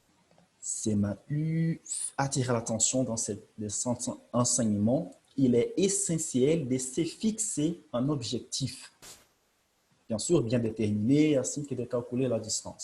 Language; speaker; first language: French; non-native, fluent; Portuguese